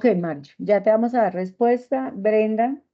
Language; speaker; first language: Spanish; native; Spanish